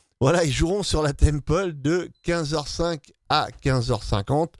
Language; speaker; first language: French; native; French